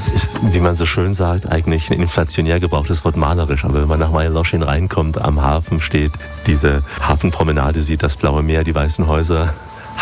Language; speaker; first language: German; native; German